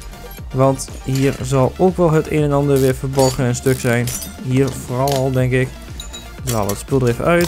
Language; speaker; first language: Dutch; native; Dutch